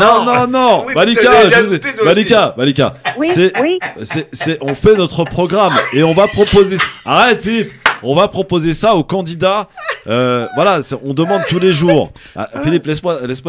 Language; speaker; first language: French; native; French